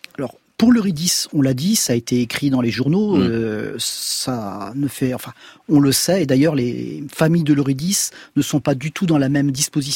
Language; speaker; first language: French; native; French